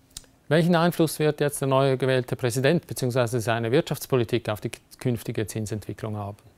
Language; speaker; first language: German; native; German